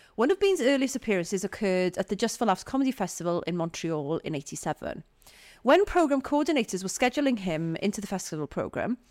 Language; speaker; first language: English; non-native, local second language; Welsh